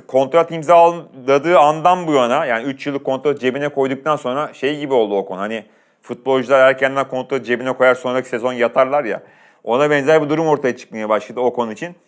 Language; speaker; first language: Turkish; native; Turkish